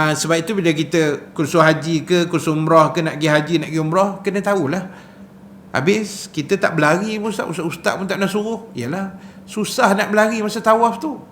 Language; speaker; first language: Malay; native; Malay